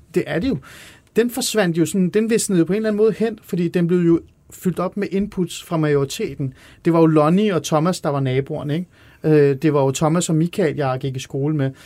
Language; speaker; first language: Danish; early bilingual, other home language; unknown